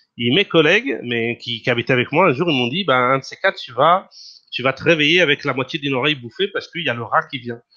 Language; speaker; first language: French; non-native, fluent; Portuguese